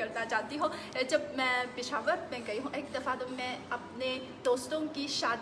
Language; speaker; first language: Hindi; non-native, fluent; Chinese